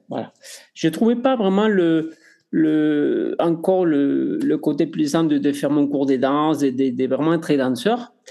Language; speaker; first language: French; non-native, fluent; Spanish